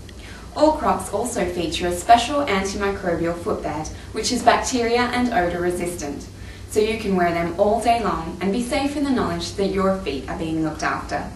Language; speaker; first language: English; native; English